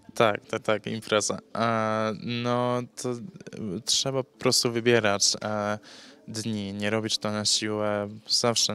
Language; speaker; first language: Polish; early bilingual, heritage; English